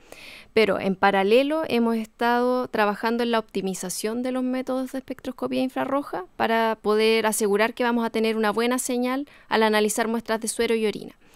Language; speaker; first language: Spanish; native; Spanish